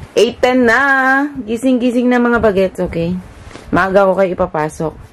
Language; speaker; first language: Filipino; native; Filipino